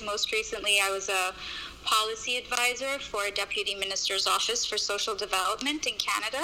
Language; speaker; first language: English; native; English